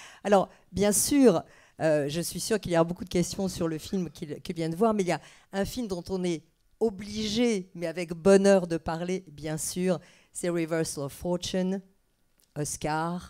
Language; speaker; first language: French; native; French